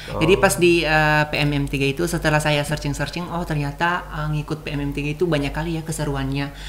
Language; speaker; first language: Indonesian; non-native, local second language; Nias